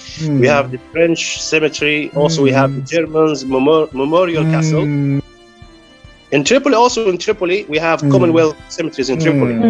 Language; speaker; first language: English; non-native, fluent; Arabic